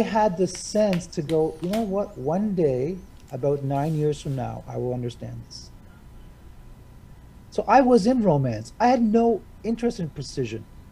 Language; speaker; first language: English; native; English